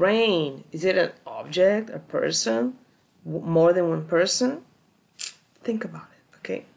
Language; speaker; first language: English; non-native, fluent; Portuguese